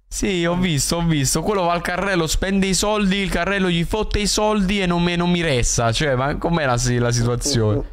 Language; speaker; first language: Italian; native; Italian